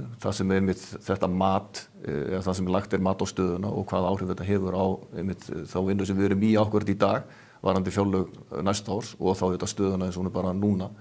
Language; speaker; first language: Icelandic; native; Icelandic